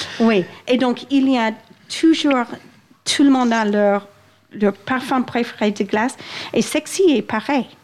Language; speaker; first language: French; non-native, fluent; English